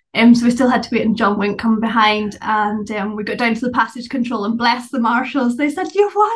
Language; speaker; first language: English; native; English